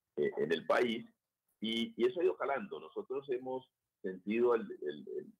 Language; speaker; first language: Spanish; native; Spanish